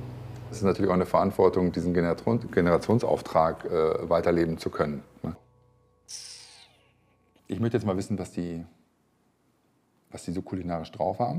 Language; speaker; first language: German; native; German